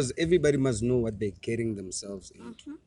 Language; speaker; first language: English; non-native, local second language; Tswana